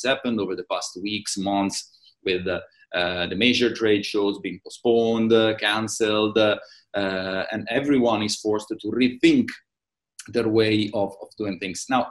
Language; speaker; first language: English; non-native, fluent; Italian